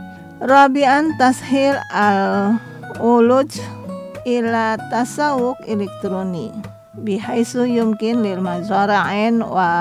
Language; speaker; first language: Arabic; non-native, fluent; Indonesian